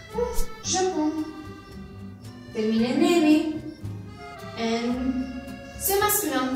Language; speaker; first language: French; non-native, learner; Spanish